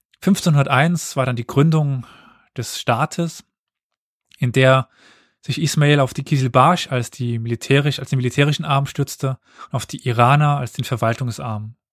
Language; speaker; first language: German; native; German